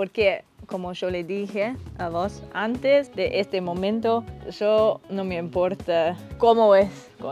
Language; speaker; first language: Spanish; non-native, learner; English